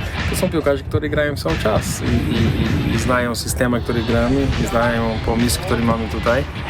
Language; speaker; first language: Polish; non-native, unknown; Portuguese